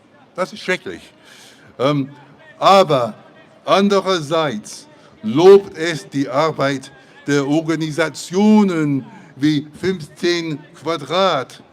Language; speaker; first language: German; non-native, fluent; English